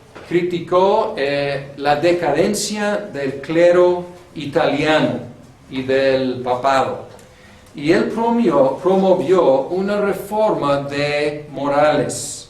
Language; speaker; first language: Spanish; non-native, fluent; English